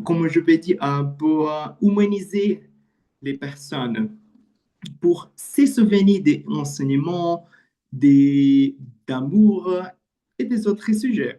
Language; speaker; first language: French; non-native, learner; Portuguese